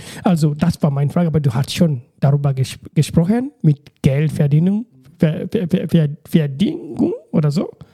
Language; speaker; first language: German; non-native, learner; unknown